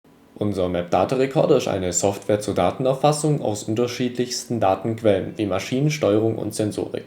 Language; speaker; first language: German; native; German